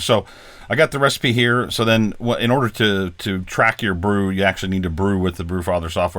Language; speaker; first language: English; native; English